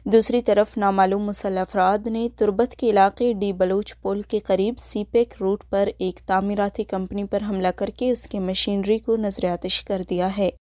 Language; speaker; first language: Urdu; non-native, local second language; Baluchi